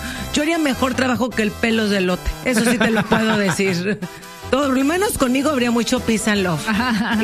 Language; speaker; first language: Spanish; native; Spanish